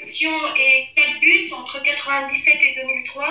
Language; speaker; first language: French; native; French